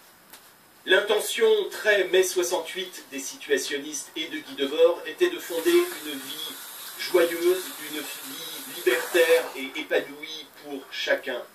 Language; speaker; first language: French; native; French